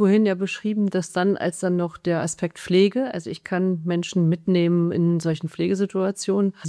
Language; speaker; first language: German; native; German